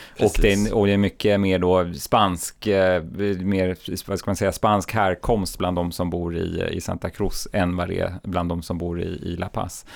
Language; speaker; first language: Swedish; native; Swedish